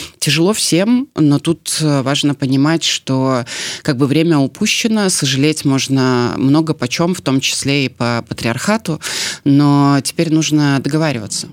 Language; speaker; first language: Russian; native; Russian